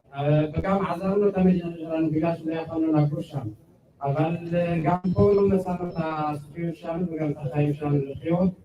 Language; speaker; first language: Hebrew; non-native, fluent; Tigrinya